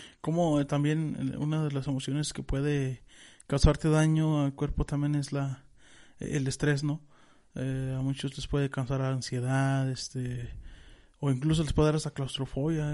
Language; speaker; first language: Spanish; native; Spanish